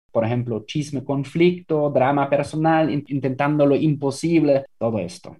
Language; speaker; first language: Spanish; non-native, fluent; German